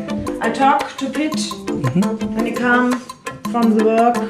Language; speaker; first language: English; non-native, learner; German